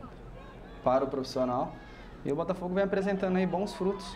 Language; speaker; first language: Portuguese; native; Portuguese